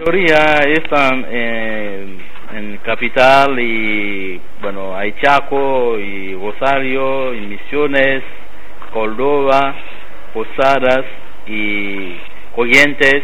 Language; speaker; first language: Spanish; non-native, learner; Haitian Creole